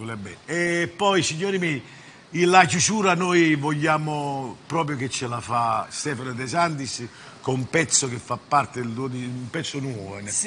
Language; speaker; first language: Italian; native; Italian